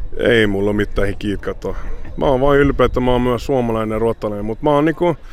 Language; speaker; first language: Finnish; early bilingual, heritage; Finnish